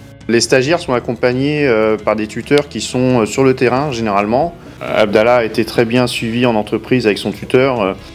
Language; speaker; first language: French; native; French